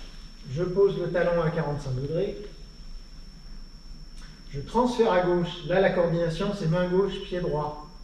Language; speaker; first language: French; native; French